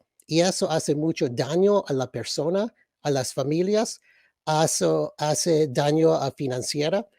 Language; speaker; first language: Spanish; early bilingual, other home language; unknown